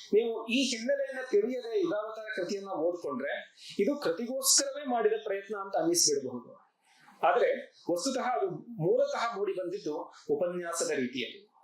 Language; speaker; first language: Kannada; native; Kannada